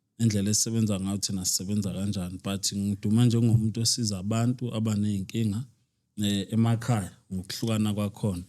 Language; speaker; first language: Zulu; native; Zulu